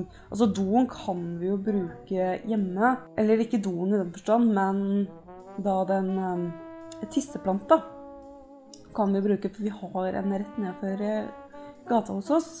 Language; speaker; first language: Norwegian; native; Norwegian